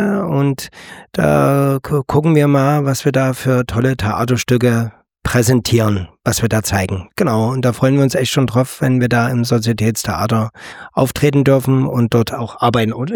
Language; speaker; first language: German; native; German